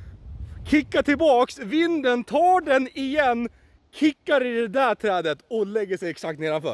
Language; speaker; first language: Swedish; native; Swedish